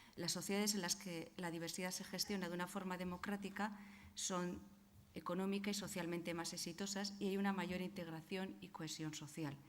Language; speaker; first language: Spanish; non-native, local second language; Basque